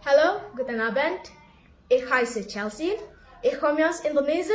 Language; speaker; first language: German; non-native, learner; Indonesian